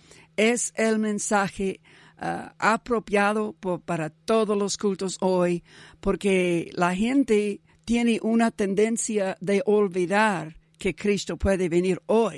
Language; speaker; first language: Spanish; non-native, fluent; English